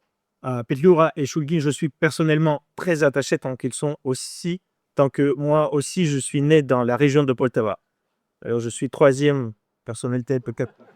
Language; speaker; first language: French; non-native, fluent; Ukrainian